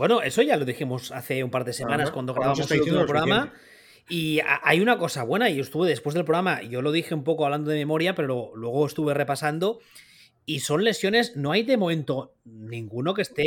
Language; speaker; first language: Spanish; native; Spanish